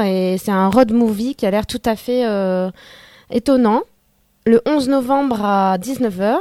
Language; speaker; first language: French; native; French